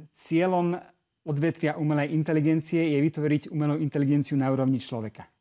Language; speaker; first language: Slovak; native; Slovak